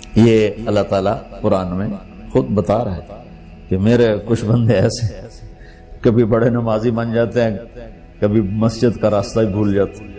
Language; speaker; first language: Urdu; non-native, local second language; Punjabi